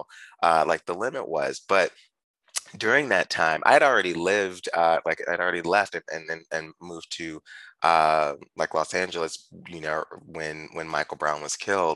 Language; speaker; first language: English; native; English